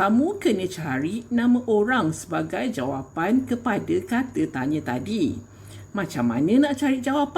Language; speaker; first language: Malay; native; Malay